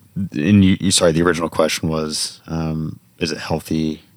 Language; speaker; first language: English; native; English